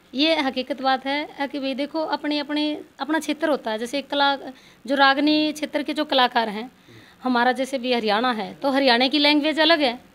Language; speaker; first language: Hindi; native; Hindi